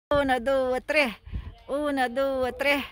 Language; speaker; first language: Italian; non-native, fluent; Russian